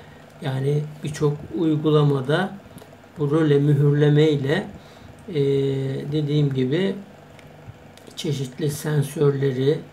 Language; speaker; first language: Turkish; native; Turkish